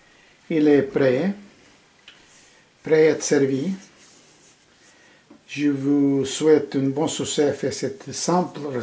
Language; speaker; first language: French; non-native, fluent; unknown